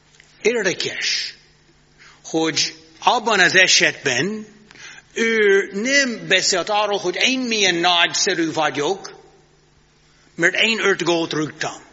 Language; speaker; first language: Hungarian; non-native, fluent; English